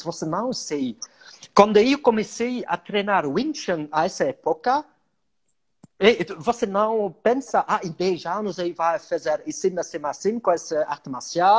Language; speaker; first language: Portuguese; non-native, learner; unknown